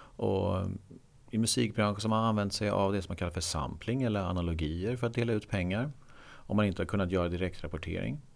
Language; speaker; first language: Swedish; native; Swedish